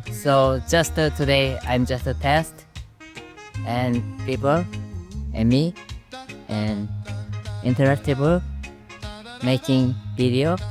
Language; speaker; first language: English; non-native, learner; Korean